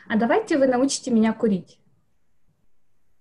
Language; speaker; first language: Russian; non-native, learner; Japanese